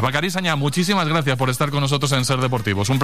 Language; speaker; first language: Spanish; native; Spanish